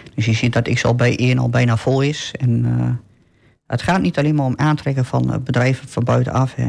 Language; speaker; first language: Dutch; native; Dutch